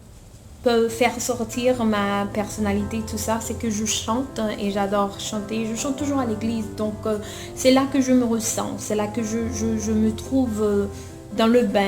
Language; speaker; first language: French; non-native, local second language; Haitian Creole